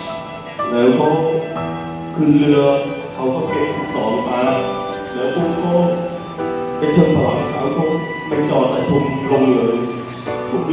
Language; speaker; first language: Thai; non-native, fluent; Khmer